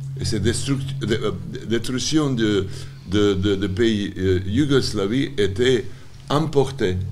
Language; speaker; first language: French; non-native, learner; Serbian